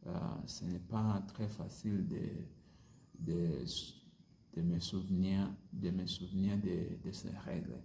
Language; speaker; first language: French; non-native, learner; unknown